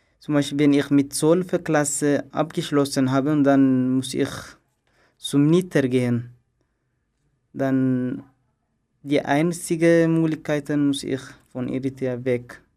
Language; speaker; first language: German; non-native, learner; Tigrinya